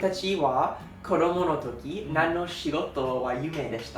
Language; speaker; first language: Japanese; non-native, learner; English